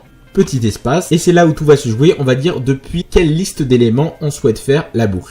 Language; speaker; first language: French; native; French